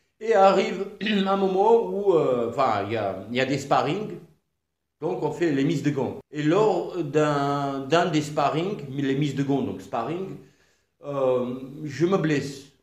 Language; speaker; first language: French; non-native, fluent; Georgian